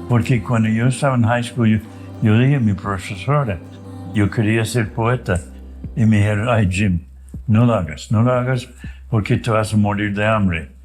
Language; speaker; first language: Spanish; non-native, fluent; English